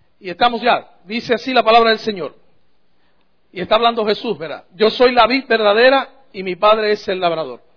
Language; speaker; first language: Spanish; native; Spanish